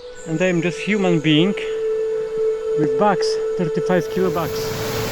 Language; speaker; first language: English; non-native, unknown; Polish